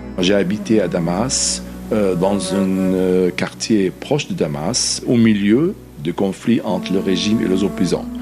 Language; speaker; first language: French; non-native, fluent; Arabic